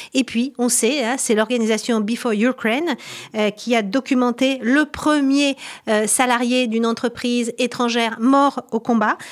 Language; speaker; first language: French; native; French